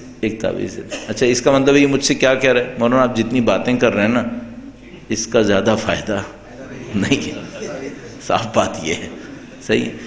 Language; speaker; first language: Urdu; native; Urdu